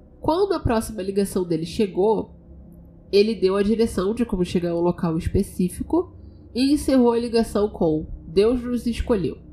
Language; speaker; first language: Portuguese; native; Portuguese